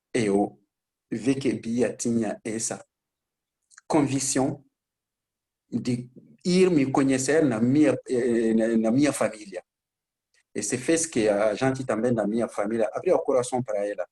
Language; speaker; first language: Portuguese; non-native, learner; Bambara